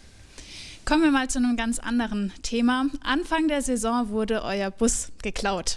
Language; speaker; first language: German; native; German